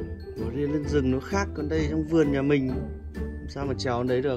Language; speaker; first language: Vietnamese; native; Vietnamese